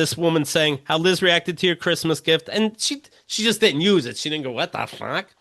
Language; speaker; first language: English; native; English